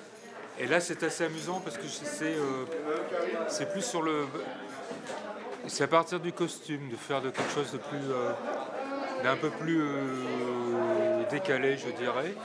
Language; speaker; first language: French; native; French